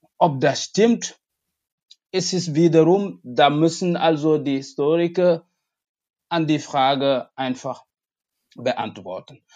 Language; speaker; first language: German; non-native, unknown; Wolof